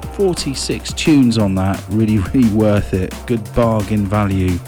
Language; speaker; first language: English; native; English